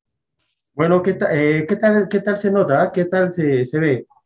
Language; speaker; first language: Spanish; native; Spanish